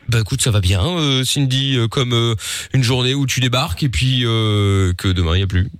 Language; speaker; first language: French; early bilingual, other home language; Portuguese